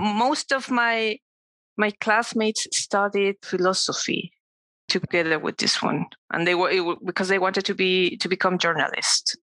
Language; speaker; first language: English; non-native, fluent; Spanish